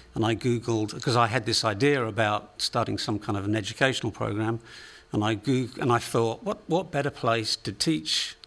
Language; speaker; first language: English; native; English